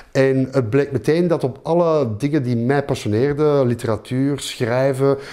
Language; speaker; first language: Dutch; native; Dutch